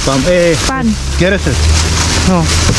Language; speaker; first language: Spanish; non-native, learner; Filipino